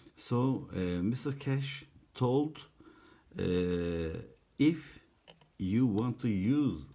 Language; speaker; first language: English; non-native, learner; Turkish